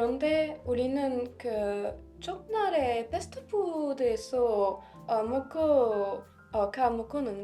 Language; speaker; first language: Korean; non-native, learner; French